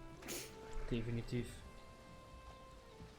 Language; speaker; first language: German; native; German